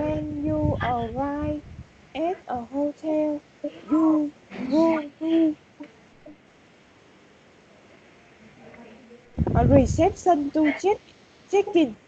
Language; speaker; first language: English; non-native, learner; Vietnamese